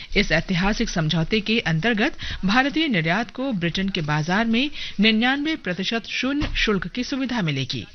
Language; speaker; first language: Hindi; native; Hindi